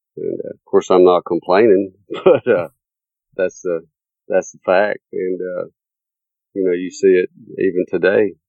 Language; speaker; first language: English; native; English